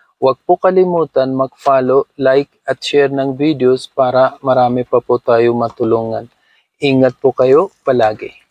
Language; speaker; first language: Filipino; non-native, learner; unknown